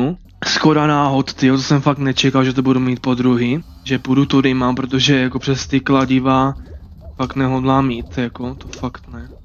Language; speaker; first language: Czech; native; Czech